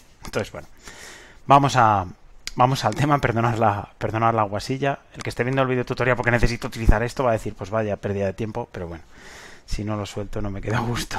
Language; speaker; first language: Spanish; native; Spanish